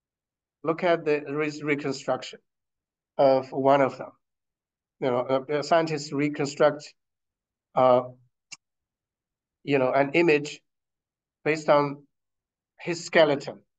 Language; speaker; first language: English; non-native, fluent; Chinese